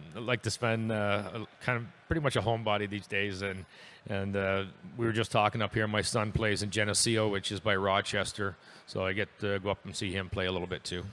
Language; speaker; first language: English; native; English